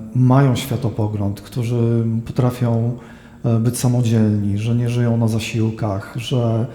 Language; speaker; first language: Polish; native; Polish